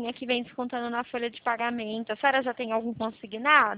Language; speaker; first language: Portuguese; native; Portuguese